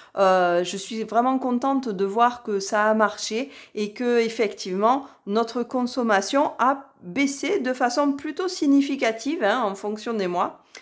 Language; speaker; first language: French; native; French